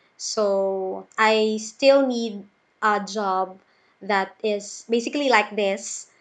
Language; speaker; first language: English; non-native, local second language; Cebuano